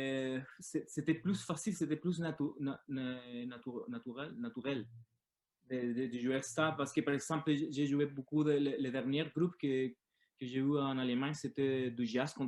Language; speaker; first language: French; non-native, learner; Spanish